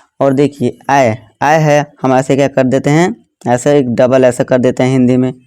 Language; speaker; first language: Hindi; native; Hindi